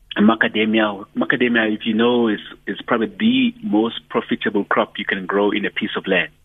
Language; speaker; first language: English; non-native, local second language; Zulu